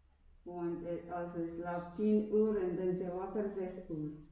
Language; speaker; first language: Dutch; non-native, learner; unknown